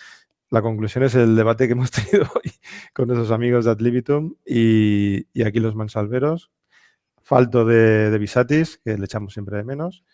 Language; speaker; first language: Spanish; native; Spanish